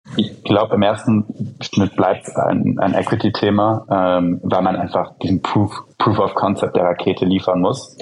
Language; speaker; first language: German; native; German